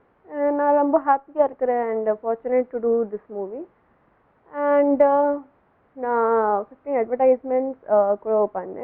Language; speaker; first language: Tamil; non-native, local second language; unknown